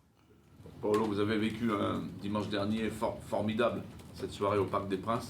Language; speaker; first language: French; native; French